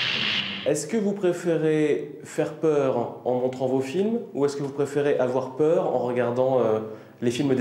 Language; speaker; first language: French; native; French